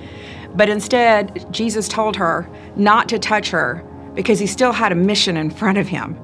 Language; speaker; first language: English; native; English